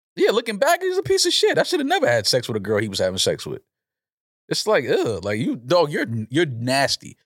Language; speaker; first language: English; native; English